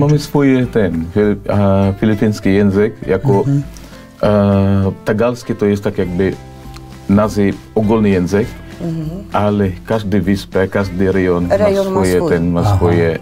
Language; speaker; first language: Polish; non-native, fluent; Cebuano